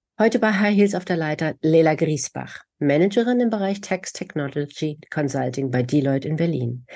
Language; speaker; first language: German; native; German